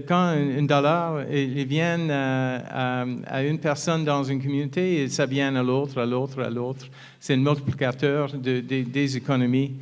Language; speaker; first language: French; non-native, fluent; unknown